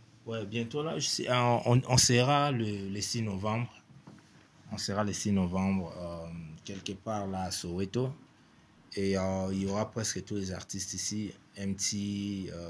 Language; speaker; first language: French; non-native, local second language; Lingala